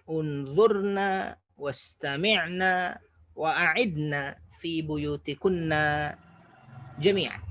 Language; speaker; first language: Arabic; non-native, fluent; Indonesian